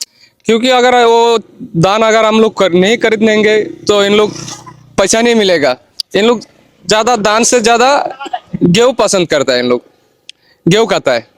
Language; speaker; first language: Hindi; non-native, learner; Bangla